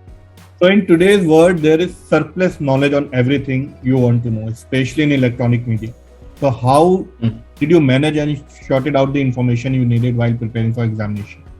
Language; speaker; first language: English; non-native, local second language; Hindi